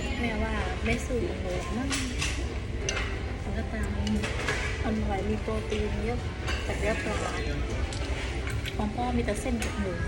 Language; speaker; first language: Thai; native; Thai